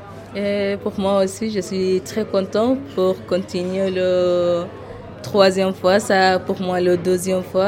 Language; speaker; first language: French; non-native, learner; Arabic